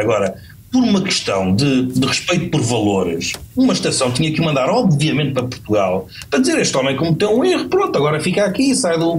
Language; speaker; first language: Portuguese; native; Portuguese